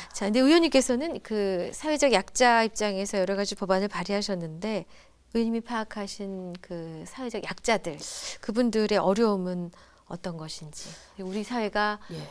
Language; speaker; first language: Korean; native; Korean